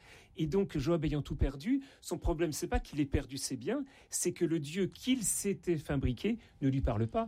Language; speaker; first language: French; native; French